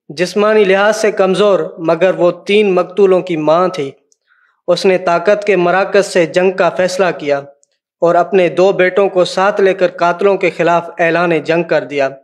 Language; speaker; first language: Urdu; non-native, local second language; Sindhi